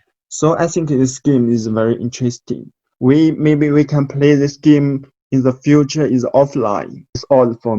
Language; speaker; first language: English; non-native, learner; Chinese